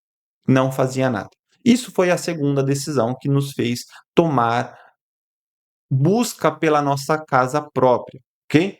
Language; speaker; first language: Portuguese; native; Portuguese